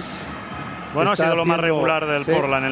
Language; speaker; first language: Spanish; native; Spanish